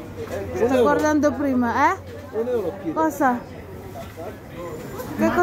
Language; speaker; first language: Italian; non-native, learner; Filipino